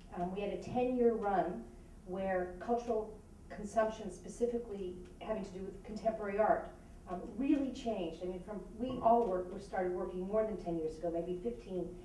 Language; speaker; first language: English; native; English